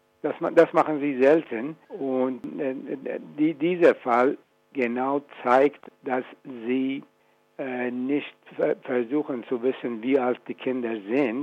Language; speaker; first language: German; non-native, fluent; Persian